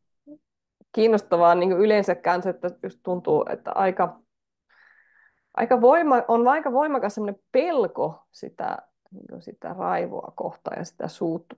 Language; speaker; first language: Finnish; native; Finnish